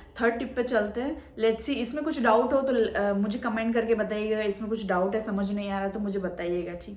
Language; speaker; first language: Hindi; native; Hindi